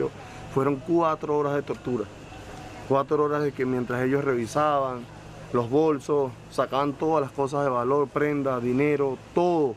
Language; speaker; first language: Spanish; native; Spanish